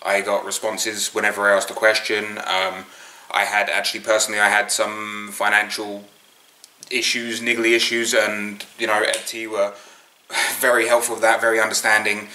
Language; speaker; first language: English; native; English